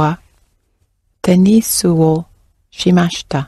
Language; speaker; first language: Japanese; non-native, learner; English